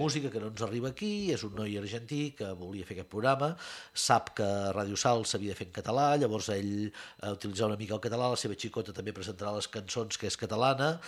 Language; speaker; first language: Catalan; native; Catalan